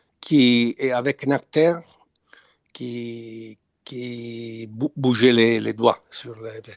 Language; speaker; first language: French; non-native, fluent; Italian